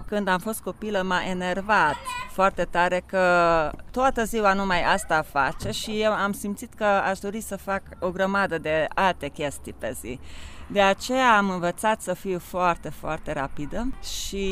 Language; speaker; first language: Romanian; non-native, local second language; Hungarian